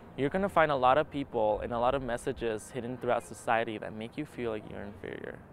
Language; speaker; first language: English; early bilingual, other home language; Spanish